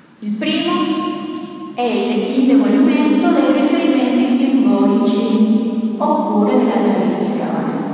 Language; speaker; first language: Italian; non-native, fluent; Spanish